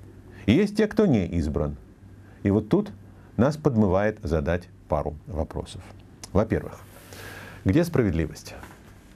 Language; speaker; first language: Russian; native; Russian